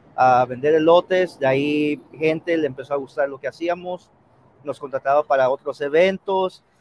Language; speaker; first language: Spanish; early bilingual, heritage; Spanish